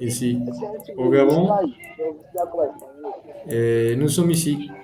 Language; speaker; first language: French; non-native, fluent; Spanish